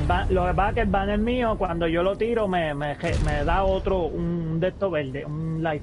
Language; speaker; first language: Spanish; native; Spanish